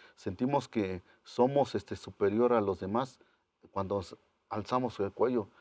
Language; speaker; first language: Spanish; non-native, local second language; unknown